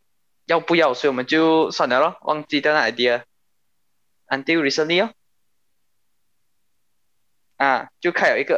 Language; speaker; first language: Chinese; native; Chinese